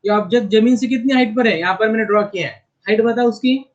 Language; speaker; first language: Hindi; non-native, local second language; Marathi